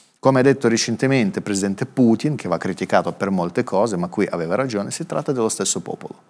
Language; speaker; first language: Italian; non-native, fluent; Russian